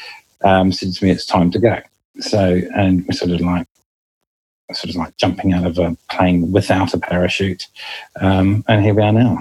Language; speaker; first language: English; native; English